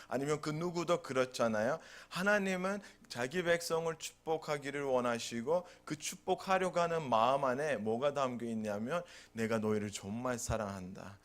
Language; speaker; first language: Korean; non-native, fluent; Turkish